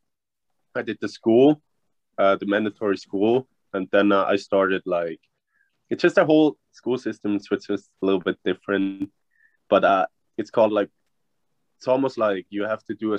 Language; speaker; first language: English; non-native, fluent; Swiss German